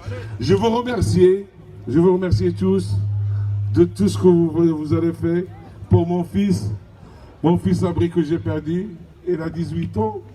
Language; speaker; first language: French; non-native, learner; Arabic